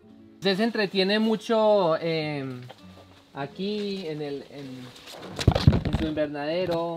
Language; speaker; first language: Spanish; native; Spanish